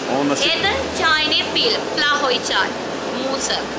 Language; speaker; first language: Russian; non-native, learner; Sinhala